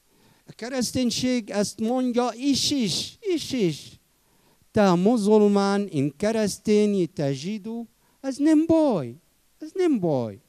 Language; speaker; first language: Hungarian; non-native, fluent; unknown